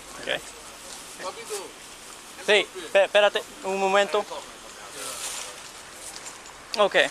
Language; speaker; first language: Spanish; early bilingual, heritage; Spanish